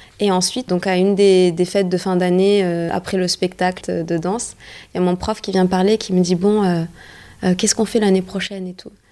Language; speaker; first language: French; early bilingual, other home language; Arabic